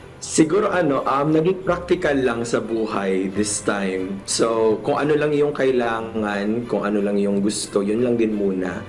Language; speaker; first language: Filipino; non-native, local second language; Cebuano